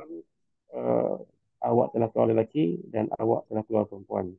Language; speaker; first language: Indonesian; non-native, learner; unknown